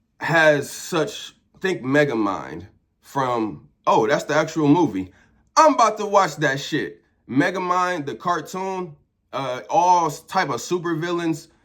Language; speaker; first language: English; native; English